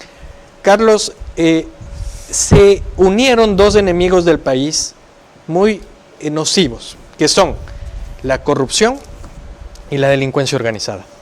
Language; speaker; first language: Spanish; native; Spanish